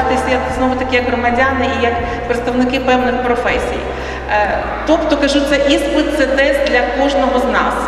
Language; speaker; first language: Ukrainian; native; Ukrainian